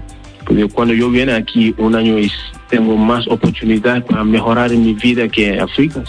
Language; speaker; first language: Spanish; non-native, learner; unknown